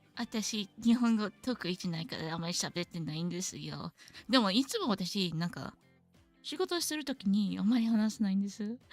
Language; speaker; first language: Japanese; non-native, learner; English